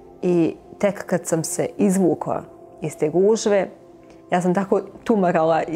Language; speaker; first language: Bosnian; native; Bosnian